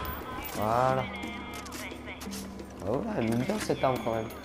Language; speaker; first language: French; native; French